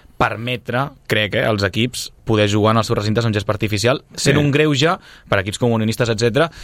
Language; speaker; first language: Catalan; native; Catalan